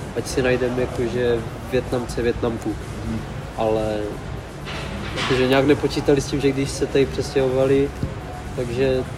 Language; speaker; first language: Czech; early bilingual, other home language; Vietnamese